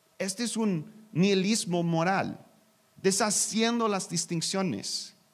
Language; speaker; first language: Spanish; non-native, learner; English